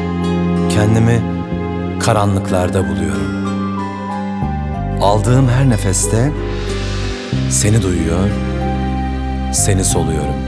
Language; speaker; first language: Turkish; native; Turkish